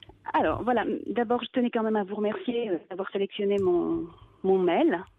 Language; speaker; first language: French; native; French